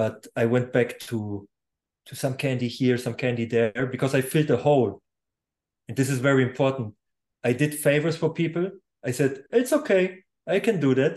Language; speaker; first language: English; non-native, fluent; German